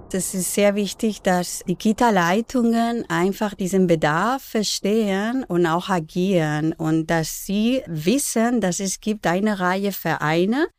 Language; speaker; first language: German; non-native, fluent; Spanish